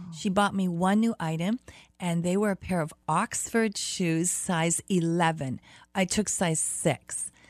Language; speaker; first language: English; early bilingual, other home language; German